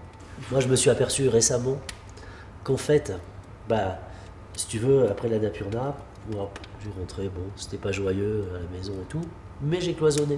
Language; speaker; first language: French; native; French